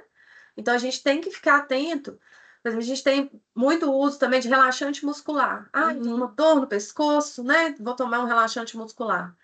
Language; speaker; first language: Portuguese; native; Portuguese